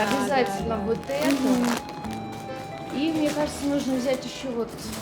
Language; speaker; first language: Russian; native; Russian